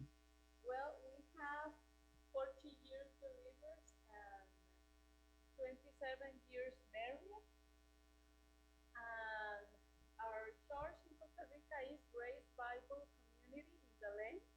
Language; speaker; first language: English; non-native, learner; Spanish